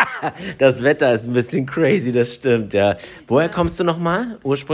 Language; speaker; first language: German; native; German